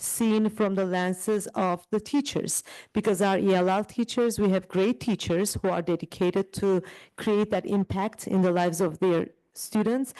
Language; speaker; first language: English; non-native, fluent; Turkish